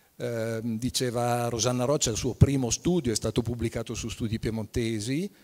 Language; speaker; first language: Italian; native; Italian